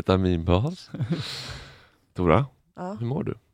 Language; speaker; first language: Swedish; native; Swedish